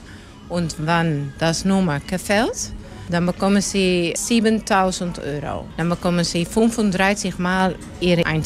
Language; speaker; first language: German; non-native, learner; Dutch